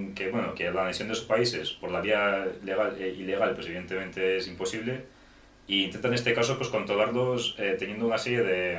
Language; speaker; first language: Spanish; non-native, fluent; Ukrainian